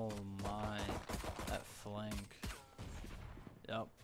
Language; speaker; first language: English; native; English